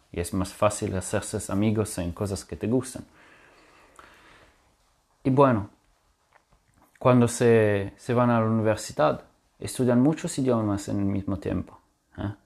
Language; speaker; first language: Spanish; non-native, fluent; French